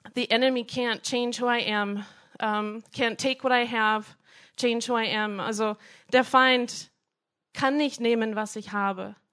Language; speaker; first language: German; non-native, fluent; English